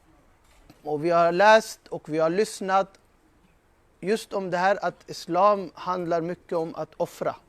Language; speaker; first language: Swedish; non-native, fluent; Urdu